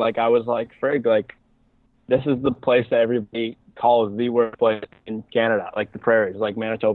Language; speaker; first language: English; native; English